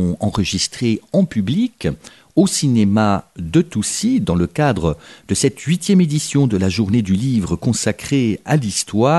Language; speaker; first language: French; native; French